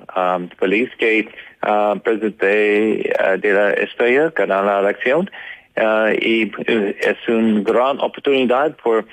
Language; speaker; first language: Spanish; non-native, learner; English